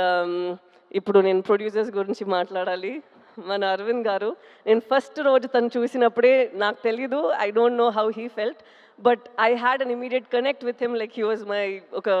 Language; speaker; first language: Telugu; non-native, local second language; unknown